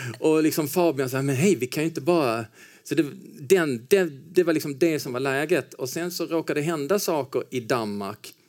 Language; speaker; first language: Swedish; native; Swedish